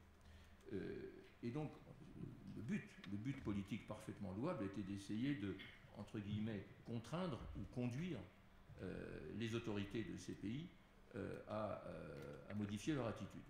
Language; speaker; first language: French; native; French